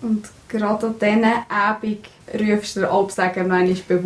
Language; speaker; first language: German; native; German